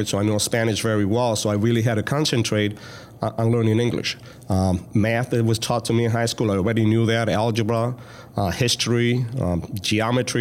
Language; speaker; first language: English; early bilingual, other home language; Spanish